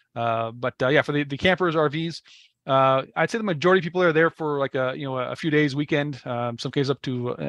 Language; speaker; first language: English; native; English